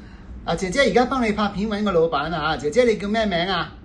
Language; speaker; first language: Cantonese; native; Cantonese